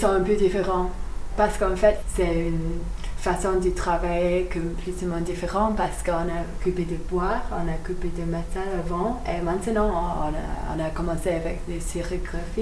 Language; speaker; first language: French; non-native, learner; English